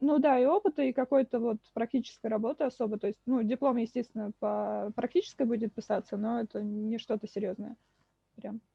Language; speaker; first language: Russian; native; Russian